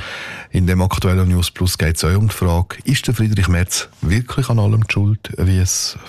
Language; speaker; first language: German; native; German